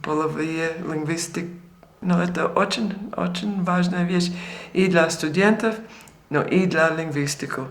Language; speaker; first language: Russian; non-native, fluent; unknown